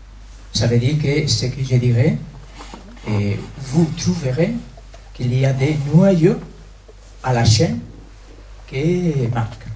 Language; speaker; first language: French; non-native, fluent; Spanish